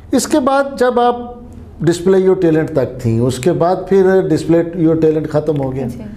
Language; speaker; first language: Hindi; native; Hindi